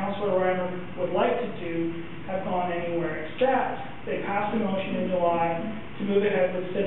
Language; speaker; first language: English; native; English